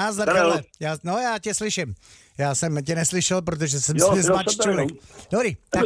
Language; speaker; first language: Czech; native; Czech